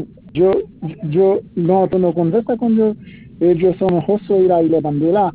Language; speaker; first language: Spanish; non-native, learner; Haitian Creole